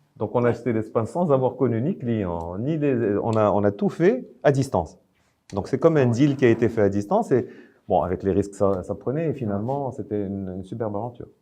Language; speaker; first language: French; non-native, local second language; Arabic